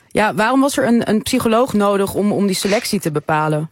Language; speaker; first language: Dutch; native; Dutch